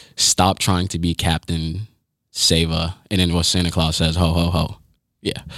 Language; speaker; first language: English; early bilingual, other home language; Haitian Creole